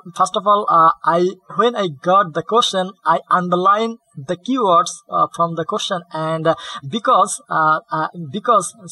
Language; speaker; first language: English; non-native, learner; Bangla